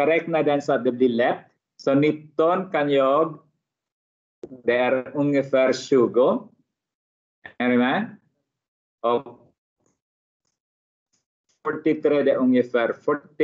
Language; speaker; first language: Swedish; non-native, fluent; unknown